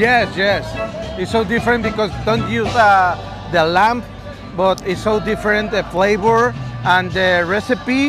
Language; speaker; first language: English; non-native, learner; Spanish